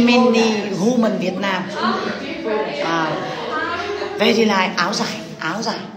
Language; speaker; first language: English; non-native, learner; Vietnamese